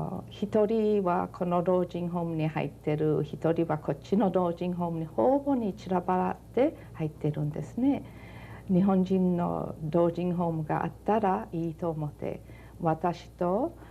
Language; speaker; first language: Japanese; early bilingual, heritage; Japanese